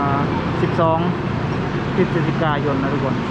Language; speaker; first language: Thai; non-native, local second language; Northeastern Thai